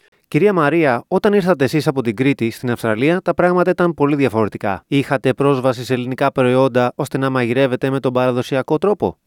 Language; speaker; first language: Greek; native; Greek